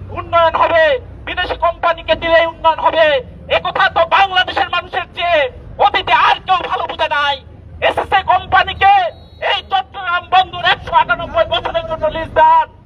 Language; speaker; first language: Bangla; native; Bangla